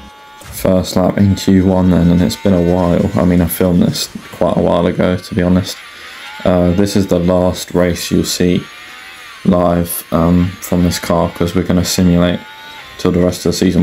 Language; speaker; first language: English; native; English